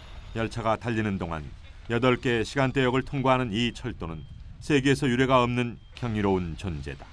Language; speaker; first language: Korean; native; Korean